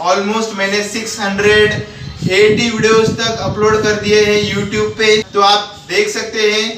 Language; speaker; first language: Hindi; non-native, local second language; Marathi